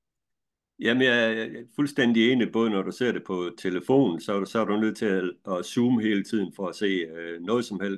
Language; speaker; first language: Danish; native; Danish